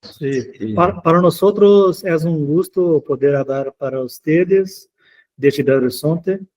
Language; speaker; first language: Spanish; non-native, fluent; Portuguese